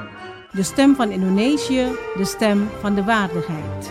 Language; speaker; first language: Dutch; non-native, fluent; Indonesian